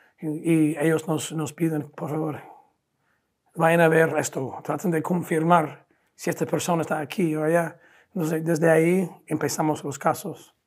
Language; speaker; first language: Spanish; non-native, fluent; English